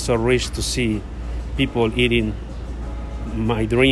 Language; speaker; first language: English; non-native, learner; Spanish